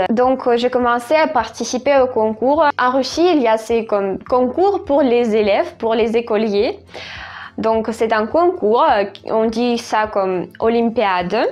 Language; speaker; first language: French; non-native, fluent; Russian